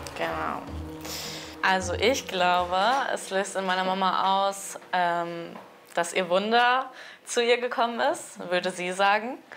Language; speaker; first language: German; native; German